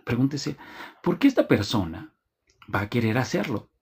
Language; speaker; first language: Spanish; native; Spanish